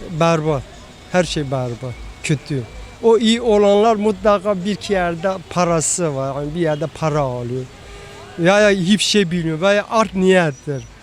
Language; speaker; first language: Turkish; non-native, local second language; Kurdish